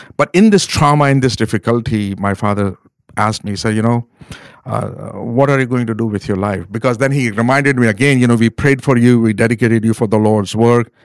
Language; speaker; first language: English; non-native, local second language; Urdu